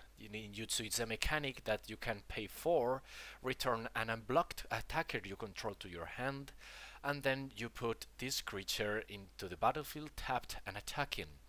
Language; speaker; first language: English; non-native, fluent; Spanish